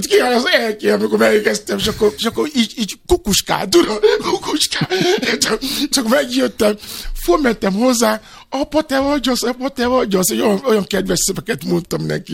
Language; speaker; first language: Hungarian; non-native, fluent; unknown